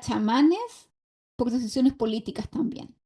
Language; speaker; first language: Spanish; native; Spanish